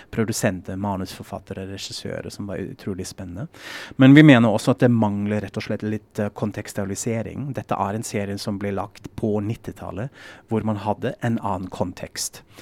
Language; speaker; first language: Norwegian; non-native, fluent; German